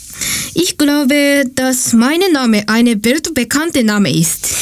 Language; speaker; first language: German; non-native, learner; Japanese